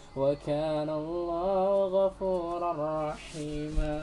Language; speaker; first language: Arabic; non-native, learner; Indonesian